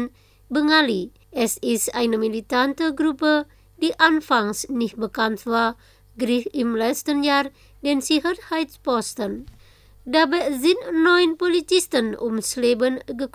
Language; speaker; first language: German; non-native, fluent; Indonesian